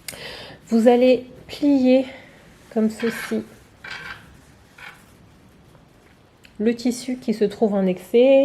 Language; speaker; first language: French; native; French